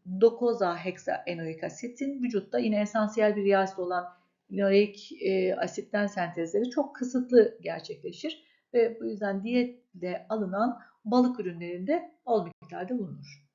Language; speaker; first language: Turkish; native; Turkish